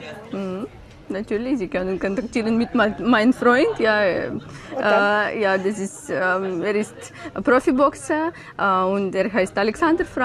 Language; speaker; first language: German; non-native, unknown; Ukrainian